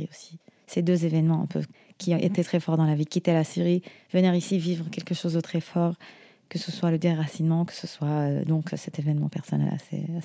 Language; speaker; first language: French; non-native, fluent; Arabic